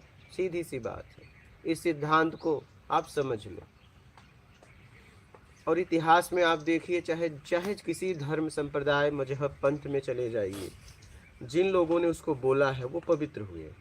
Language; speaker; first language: Hindi; native; Hindi